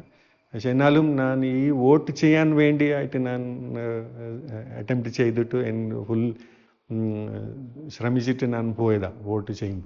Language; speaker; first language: Malayalam; non-native, fluent; Hindi